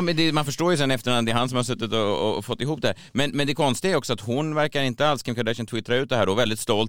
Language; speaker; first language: Swedish; native; Swedish